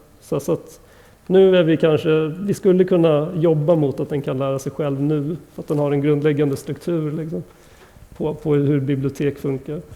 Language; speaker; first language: Swedish; native; Swedish